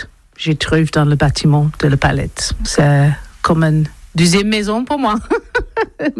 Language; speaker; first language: French; non-native, learner; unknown